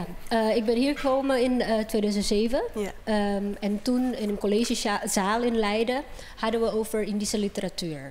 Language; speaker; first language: Dutch; non-native, fluent; Indonesian